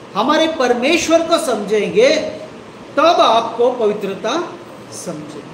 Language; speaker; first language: Hindi; non-native, local second language; Marathi